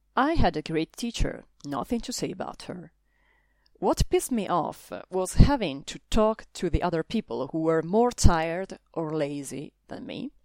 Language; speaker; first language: English; non-native, fluent; Italian